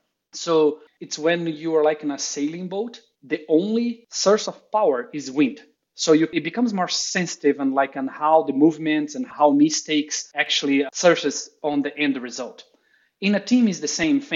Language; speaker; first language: English; non-native, fluent; Portuguese